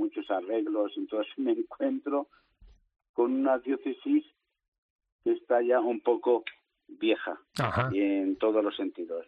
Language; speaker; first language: Spanish; native; Spanish